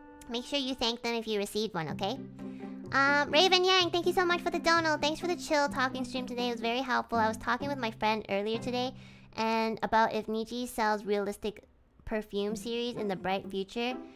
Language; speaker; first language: English; native; English